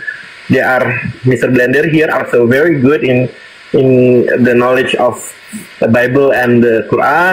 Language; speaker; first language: English; non-native, learner; Indonesian